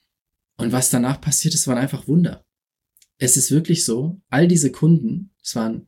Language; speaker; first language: German; native; German